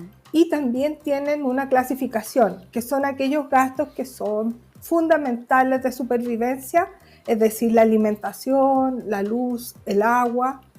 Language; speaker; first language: Spanish; native; Spanish